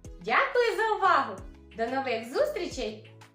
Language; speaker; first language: Ukrainian; native; Ukrainian